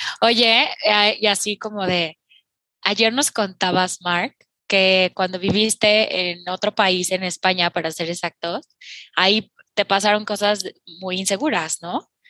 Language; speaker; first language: Spanish; native; Spanish